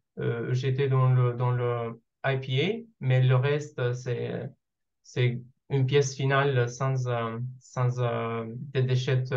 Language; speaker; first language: French; non-native, learner; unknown